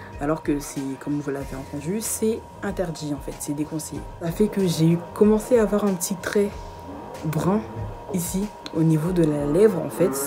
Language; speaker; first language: French; early bilingual, other home language; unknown